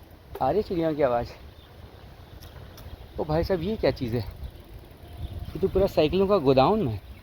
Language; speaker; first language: Hindi; native; Hindi